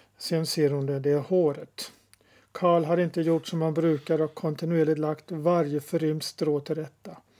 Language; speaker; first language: Swedish; native; Swedish